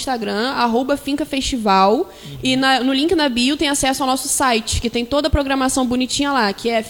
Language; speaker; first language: Portuguese; native; Portuguese